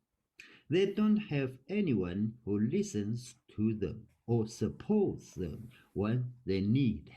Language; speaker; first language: English; non-native, learner; Chinese